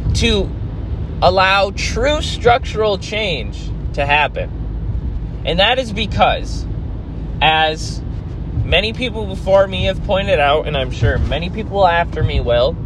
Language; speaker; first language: English; native; English